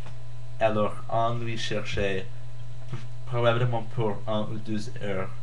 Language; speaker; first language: French; non-native, learner; English